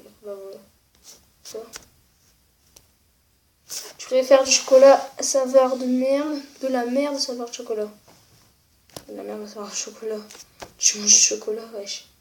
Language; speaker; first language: French; native; French